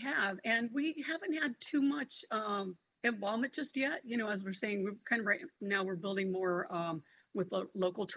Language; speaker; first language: English; non-native, local second language; Spanish